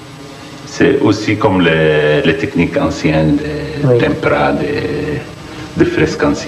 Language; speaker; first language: French; non-native, fluent; Arabic